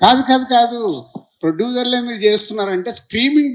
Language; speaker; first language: Telugu; native; Telugu